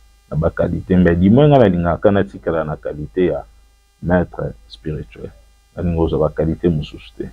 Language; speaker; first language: French; non-native, local second language; Lingala